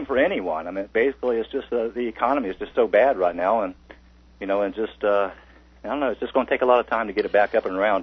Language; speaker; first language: English; native; English